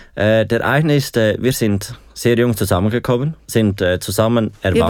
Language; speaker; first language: German; native; German